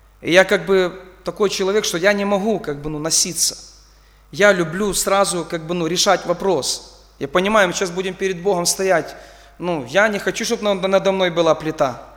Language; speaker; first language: Russian; non-native, local second language; Ukrainian